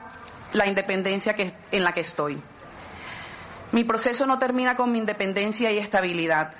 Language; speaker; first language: Spanish; native; Spanish